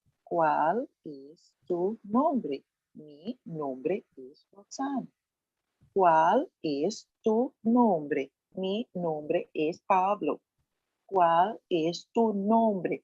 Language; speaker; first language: Spanish; non-native, fluent; English